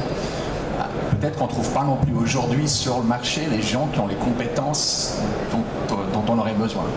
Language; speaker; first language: French; native; French